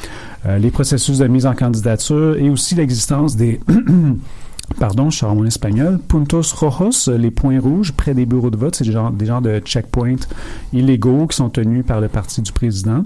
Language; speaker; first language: French; native; French